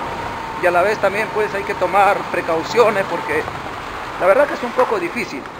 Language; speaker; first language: Spanish; native; Spanish